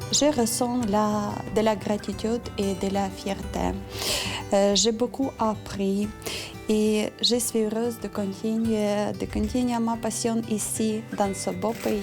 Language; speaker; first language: French; non-native, learner; Ukrainian